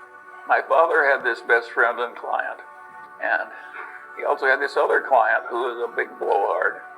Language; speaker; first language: English; native; English